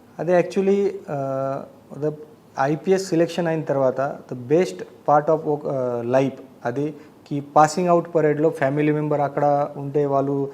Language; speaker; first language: Telugu; non-native, learner; Marathi